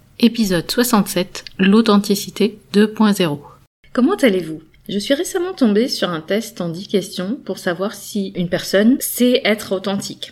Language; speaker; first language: French; native; French